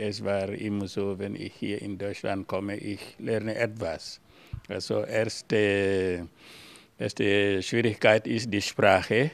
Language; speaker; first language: German; non-native, learner; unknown